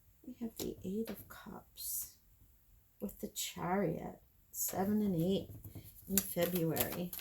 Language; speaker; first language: English; native; English